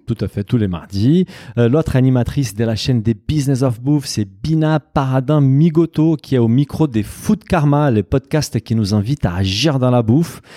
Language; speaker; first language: French; non-native, fluent; Portuguese